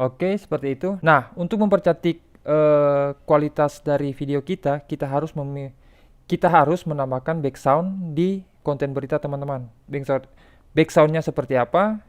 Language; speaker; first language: Indonesian; native; Indonesian